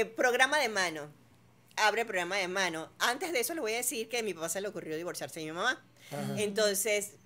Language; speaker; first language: Spanish; native; Spanish